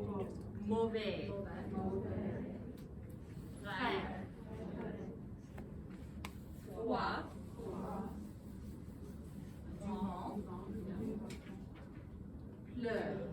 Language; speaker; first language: French; non-native, local second language; English